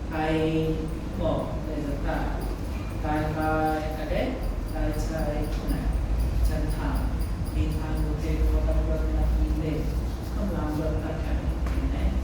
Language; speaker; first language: Vietnamese; non-native, learner; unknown